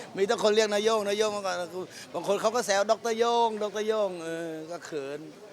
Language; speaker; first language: Thai; native; Thai